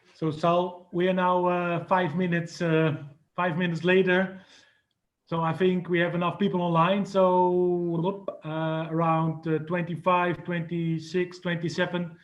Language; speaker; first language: English; non-native, fluent; Dutch